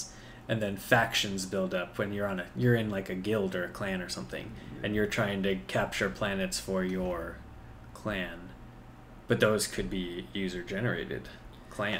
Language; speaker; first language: English; native; English